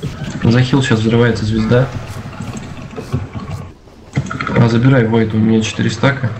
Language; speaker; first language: Russian; native; Russian